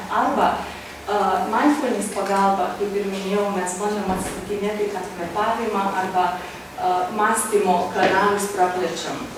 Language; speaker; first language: Lithuanian; non-native, fluent; Hungarian